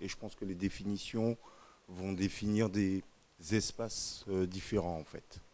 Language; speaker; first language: French; native; French